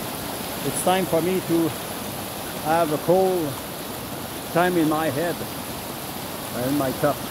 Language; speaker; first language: English; non-native, learner; French